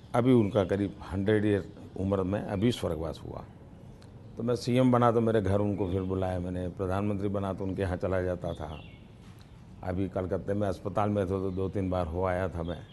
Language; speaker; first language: Hindi; non-native, local second language; Gujarati